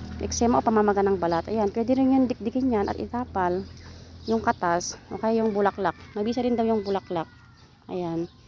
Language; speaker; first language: Filipino; non-native, local second language; Iloko